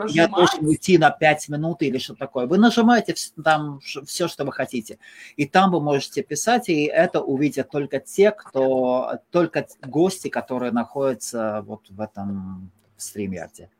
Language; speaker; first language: Russian; non-native, local second language; Latvian